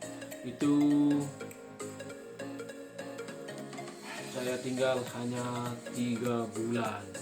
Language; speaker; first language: Indonesian; non-native, local second language; Sasak